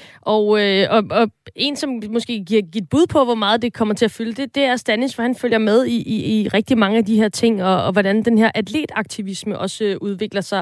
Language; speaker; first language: Danish; native; Danish